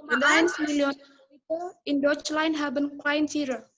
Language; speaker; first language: German; non-native, learner; Indonesian